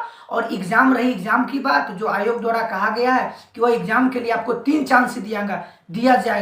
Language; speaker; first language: Hindi; native; Hindi